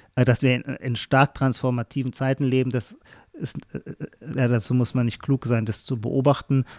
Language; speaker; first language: German; native; German